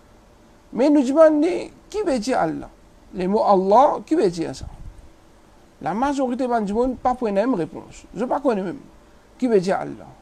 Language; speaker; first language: French; non-native, local second language; Morisyen